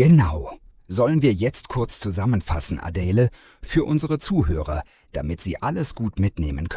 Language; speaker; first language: German; non-native, fluent; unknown